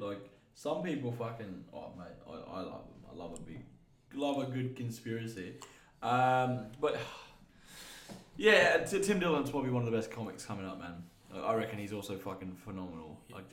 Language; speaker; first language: English; native; English